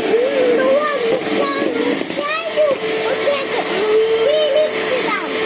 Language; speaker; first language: Russian; non-native, learner; Tajik